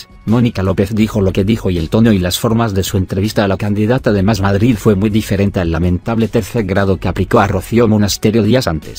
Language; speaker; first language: Spanish; native; Spanish